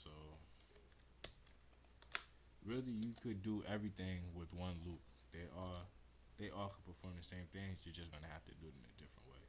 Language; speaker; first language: English; native; English